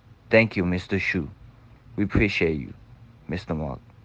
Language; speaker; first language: English; non-native, learner; Chinese